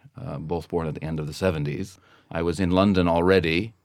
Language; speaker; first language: English; native; English